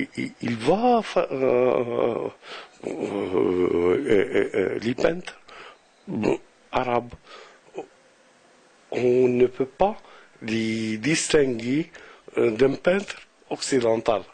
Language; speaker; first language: French; non-native, local second language; Arabic